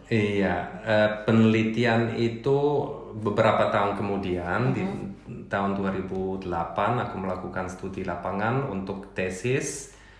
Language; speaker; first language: Indonesian; non-native, fluent; German